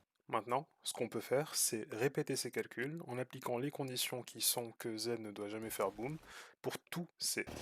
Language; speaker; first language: French; native; French